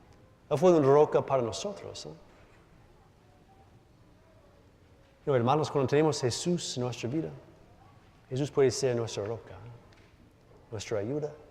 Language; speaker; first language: Spanish; non-native, learner; English